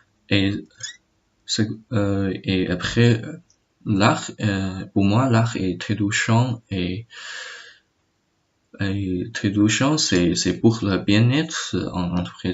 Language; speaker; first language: French; non-native, learner; Chinese